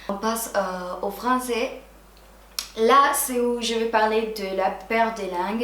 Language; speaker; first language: French; non-native, fluent; Spanish